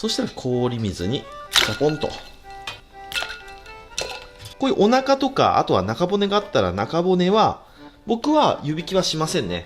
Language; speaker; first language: Japanese; native; Japanese